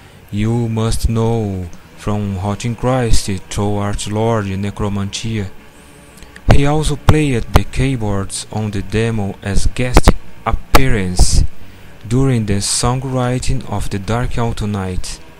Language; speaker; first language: English; non-native, learner; Portuguese